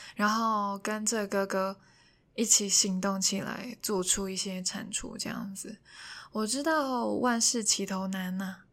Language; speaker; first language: Chinese; non-native, local second language; Cantonese